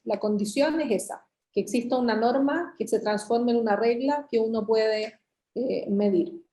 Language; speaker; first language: Spanish; native; Spanish